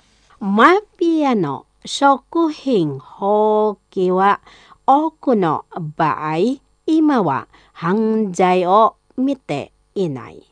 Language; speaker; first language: Japanese; non-native, fluent; Indonesian